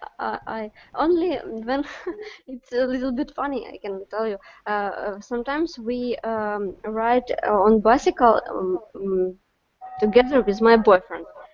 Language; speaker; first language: English; non-native, learner; Russian